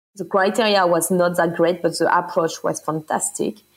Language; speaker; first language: English; non-native, fluent; French